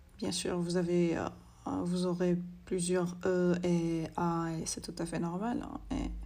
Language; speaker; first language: French; non-native, local second language; Arabic